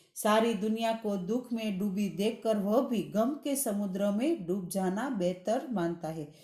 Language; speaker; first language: Hindi; non-native, local second language; Gujarati